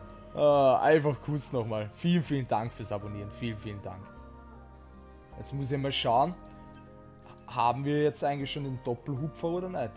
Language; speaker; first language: German; native; German